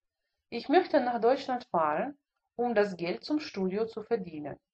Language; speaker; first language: German; non-native, fluent; Russian